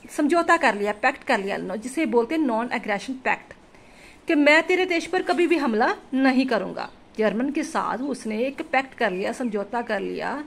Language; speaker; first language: Hindi; non-native, local second language; Punjabi